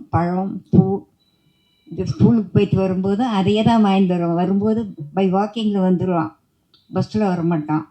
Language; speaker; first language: Tamil; native; Tamil